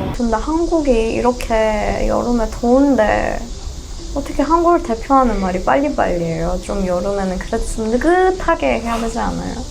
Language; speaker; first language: Korean; non-native, fluent; Persian